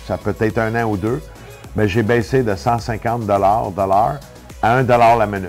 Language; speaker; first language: French; native; French